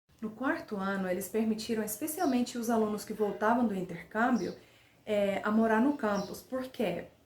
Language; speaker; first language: Portuguese; non-native, fluent; Finnish